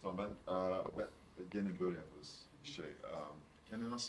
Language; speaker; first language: Turkish; non-native, learner; English